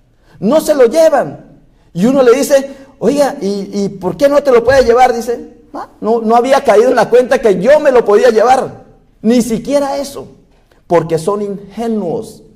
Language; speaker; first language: Spanish; native; Spanish